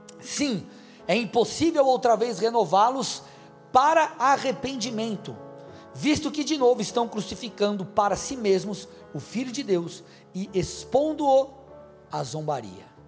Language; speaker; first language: Portuguese; native; Portuguese